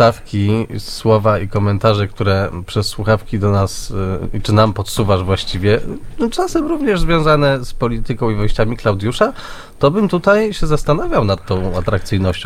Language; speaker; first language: Polish; native; Polish